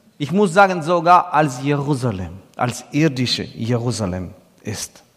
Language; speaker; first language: German; non-native, fluent; Russian